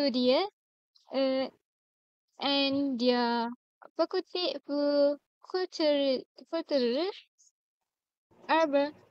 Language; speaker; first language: German; non-native, learner; Malay